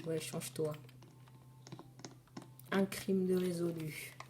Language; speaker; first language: French; native; French